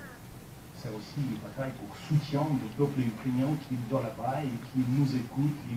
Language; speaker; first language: French; non-native, learner; Ukrainian